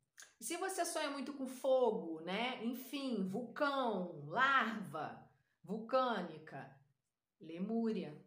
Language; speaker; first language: Portuguese; native; Portuguese